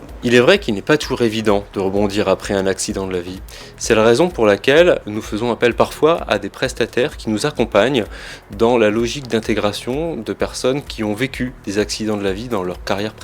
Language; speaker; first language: French; native; French